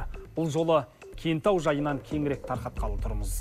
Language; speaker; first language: Kazakh; native; Kazakh